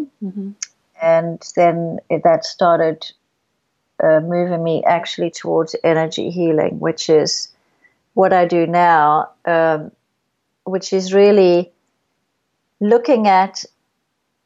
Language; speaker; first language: English; native; English